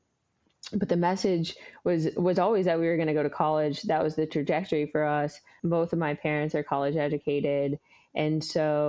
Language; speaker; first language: English; native; English